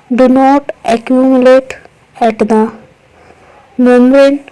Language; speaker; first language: English; non-native, local second language; Kannada